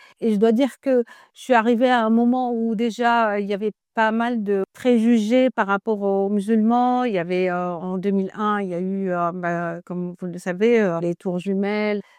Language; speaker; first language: French; non-native, local second language; Arabic